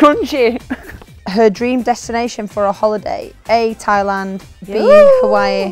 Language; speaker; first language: English; native; English